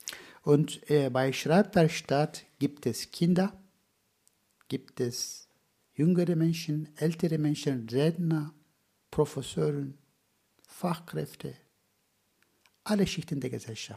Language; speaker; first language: German; non-native, fluent; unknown